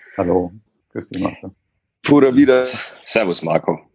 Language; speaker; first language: German; native; German